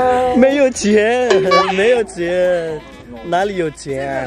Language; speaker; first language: Chinese; non-native, learner; Indonesian